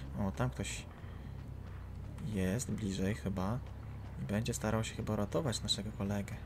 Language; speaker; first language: Polish; native; Polish